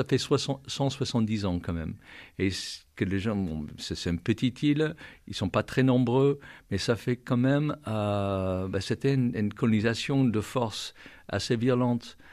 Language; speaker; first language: French; non-native, fluent; English